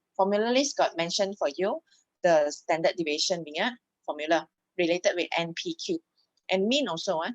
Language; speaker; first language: English; non-native, local second language; Malay